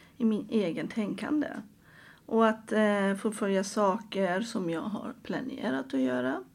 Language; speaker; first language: Swedish; non-native, fluent; Persian